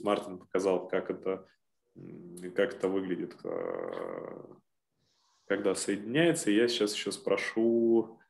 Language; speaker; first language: Russian; native; Russian